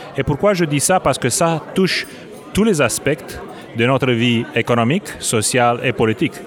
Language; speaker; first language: French; non-native, fluent; Romanian